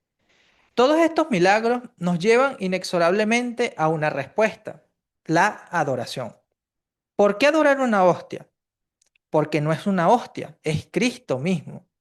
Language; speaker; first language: Spanish; native; Spanish